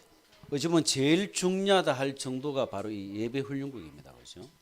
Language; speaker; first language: Korean; native; Korean